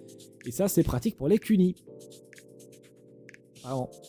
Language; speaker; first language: French; native; French